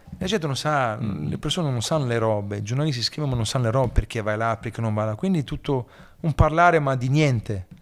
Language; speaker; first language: Italian; early bilingual, heritage; Italian